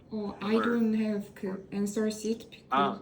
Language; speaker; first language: English; non-native, learner; Korean